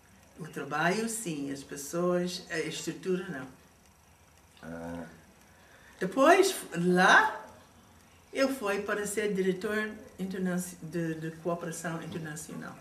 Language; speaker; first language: Portuguese; non-native, fluent; English